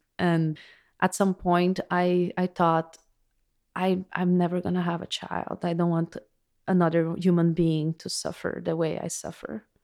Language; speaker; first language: English; non-native, fluent; Portuguese